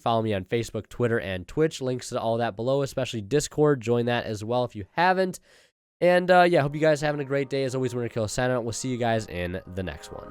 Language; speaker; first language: English; native; English